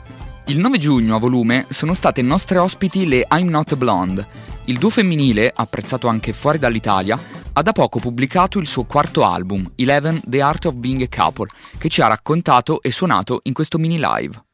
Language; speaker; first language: Italian; native; Italian